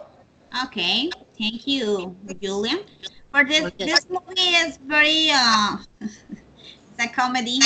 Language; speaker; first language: English; non-native, learner; Spanish